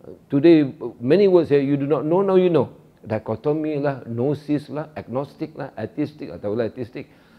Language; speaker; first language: English; non-native, local second language; Malay